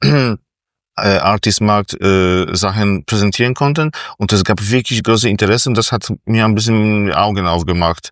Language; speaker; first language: German; non-native, fluent; Polish